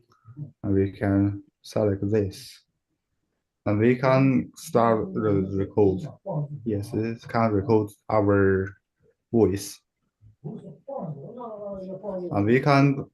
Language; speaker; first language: English; non-native, learner; Chinese